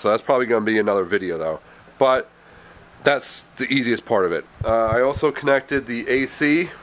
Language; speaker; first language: English; native; English